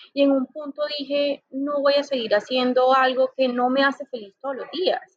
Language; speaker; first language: Spanish; native; Spanish